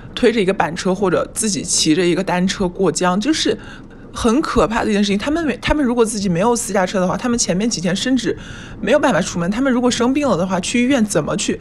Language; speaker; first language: Chinese; native; Chinese